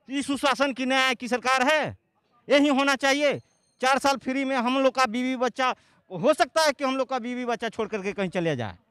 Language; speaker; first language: Hindi; native; Hindi